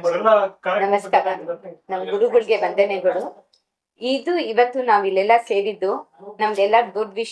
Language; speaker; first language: Kannada; non-native, local second language; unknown